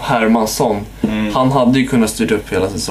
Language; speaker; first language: Swedish; native; Swedish